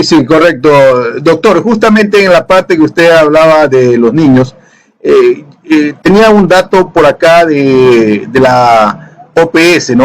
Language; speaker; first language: Spanish; native; Spanish